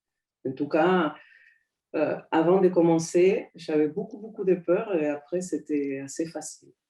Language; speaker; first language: French; non-native, fluent; Spanish